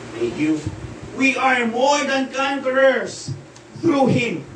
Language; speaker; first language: English; non-native, local second language; Filipino